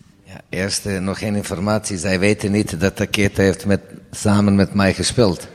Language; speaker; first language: Dutch; non-native, fluent; Serbian